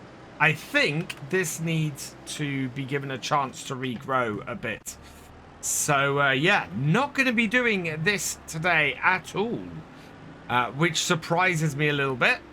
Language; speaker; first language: English; native; English